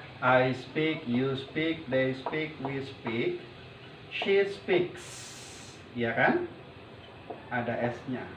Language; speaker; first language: English; non-native, learner; Indonesian